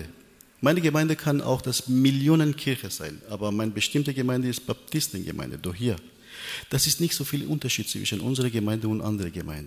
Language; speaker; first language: German; non-native, learner; Persian